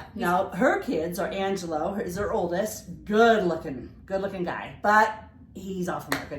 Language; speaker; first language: English; native; English